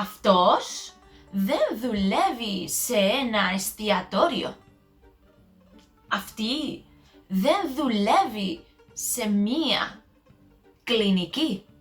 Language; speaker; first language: Greek; non-native, learner; English